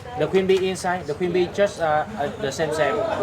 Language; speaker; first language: English; non-native, learner; Vietnamese